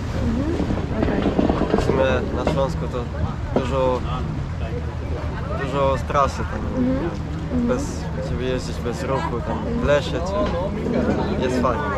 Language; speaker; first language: Polish; non-native, fluent; Italian